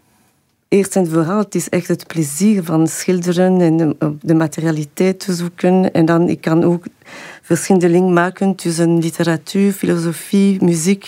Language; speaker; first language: Dutch; non-native, local second language; French